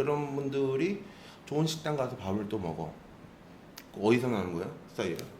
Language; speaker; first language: Korean; native; Korean